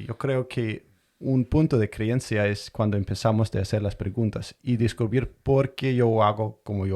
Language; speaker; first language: Spanish; non-native, fluent; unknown